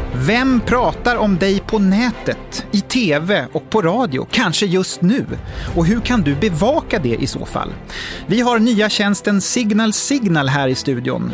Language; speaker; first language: Swedish; native; Swedish